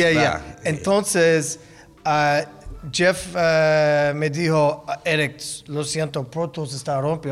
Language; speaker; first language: Spanish; non-native, learner; English